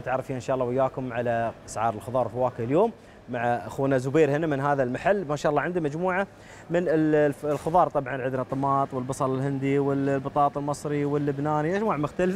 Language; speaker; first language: Arabic; native; Arabic